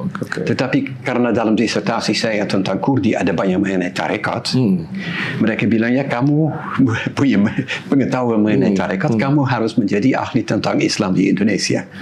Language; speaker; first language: Indonesian; non-native, fluent; Dutch